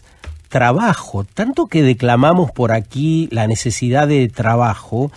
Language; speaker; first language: Spanish; native; Spanish